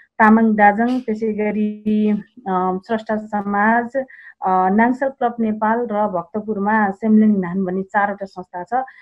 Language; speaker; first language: Nepali; non-native, local second language; Eastern Tamang